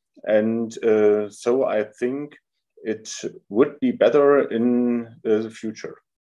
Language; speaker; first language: English; non-native, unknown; German